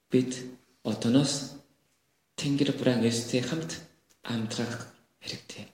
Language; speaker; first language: Mongolian; non-native, fluent; Korean